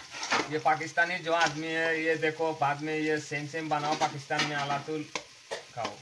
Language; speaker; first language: Hindi; non-native, learner; Bangla